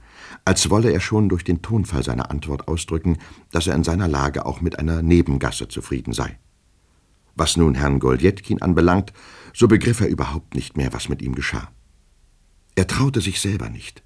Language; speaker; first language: German; native; German